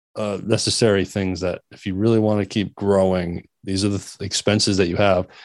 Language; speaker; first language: English; native; English